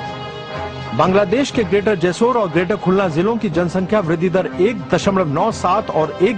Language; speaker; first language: Hindi; native; Hindi